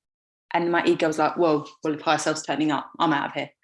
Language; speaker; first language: English; native; English